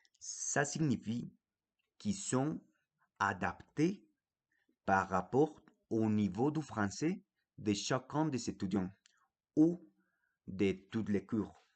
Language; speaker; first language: French; non-native, fluent; Spanish